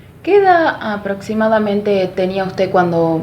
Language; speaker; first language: Spanish; native; Spanish